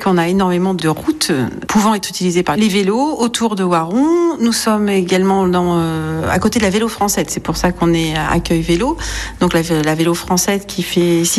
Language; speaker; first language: French; native; French